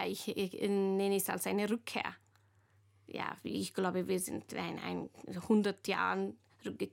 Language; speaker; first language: German; non-native, learner; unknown